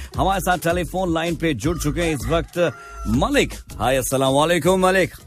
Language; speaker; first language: Hindi; native; Hindi